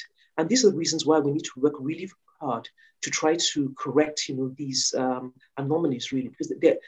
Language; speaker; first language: English; non-native, local second language; Yoruba